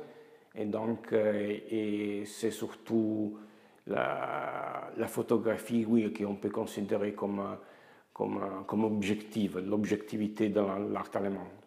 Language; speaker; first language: French; non-native, fluent; Italian